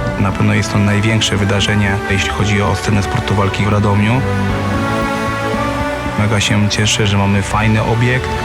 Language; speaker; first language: Polish; native; Polish